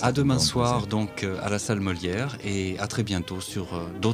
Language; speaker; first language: French; native; French